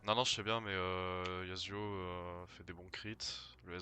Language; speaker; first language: French; native; French